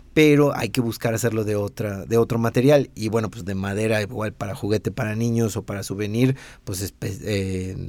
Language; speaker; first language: Spanish; native; Spanish